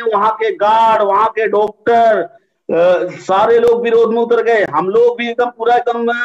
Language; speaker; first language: Hindi; native; Hindi